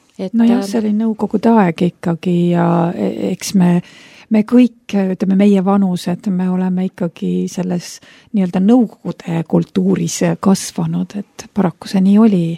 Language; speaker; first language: Estonian; native; Estonian